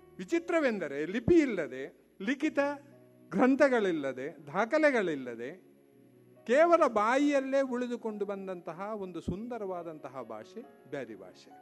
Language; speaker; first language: Kannada; non-native, local second language; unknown